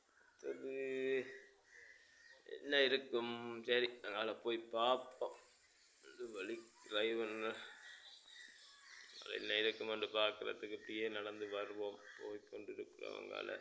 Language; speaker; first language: Tamil; native; Tamil